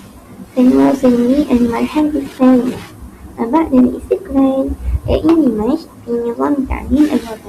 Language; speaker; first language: Arabic; non-native, learner; Malay